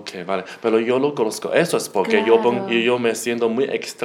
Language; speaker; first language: Spanish; non-native, learner; Chinese